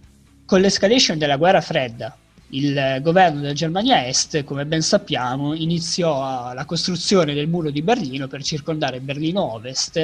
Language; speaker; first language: Italian; native; Italian